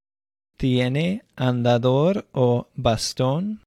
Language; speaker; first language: Spanish; non-native, fluent; English